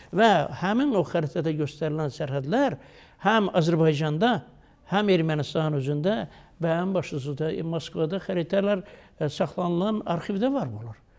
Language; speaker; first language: Azerbaijani; native; Azerbaijani